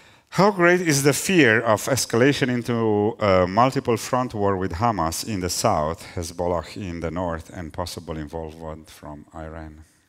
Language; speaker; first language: English; non-native, fluent; Romanian